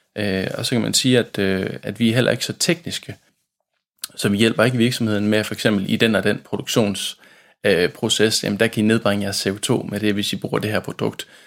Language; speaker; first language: Danish; native; Danish